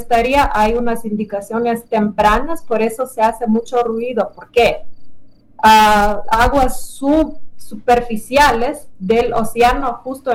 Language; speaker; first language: Spanish; non-native, fluent; Lithuanian